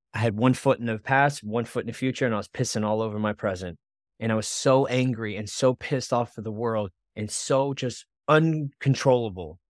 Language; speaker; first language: English; native; English